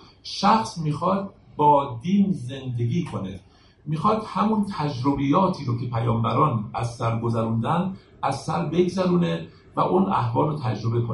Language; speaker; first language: Persian; native; Persian